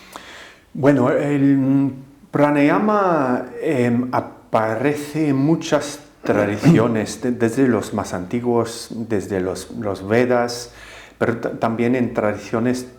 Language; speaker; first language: Spanish; non-native, fluent; English